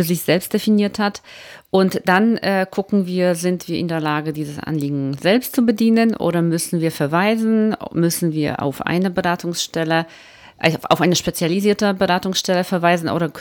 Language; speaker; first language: German; native; German